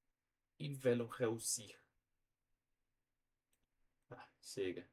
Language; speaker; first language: French; non-native, learner; Portuguese